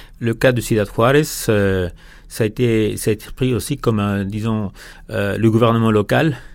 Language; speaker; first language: French; non-native, fluent; Spanish